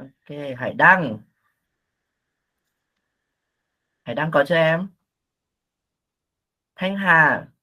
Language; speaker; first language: Vietnamese; native; Vietnamese